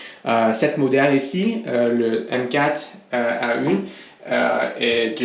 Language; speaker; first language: French; non-native, learner; English